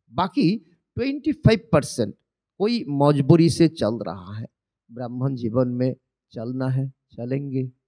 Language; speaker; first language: Hindi; non-native, local second language; Bangla